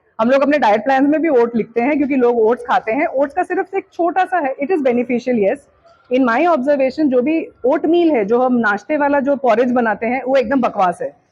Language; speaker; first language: Hindi; non-native, local second language; Bangla